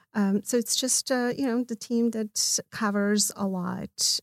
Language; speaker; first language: English; non-native, fluent; Serbian